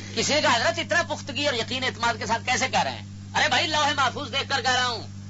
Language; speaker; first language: Urdu; non-native, local second language; Punjabi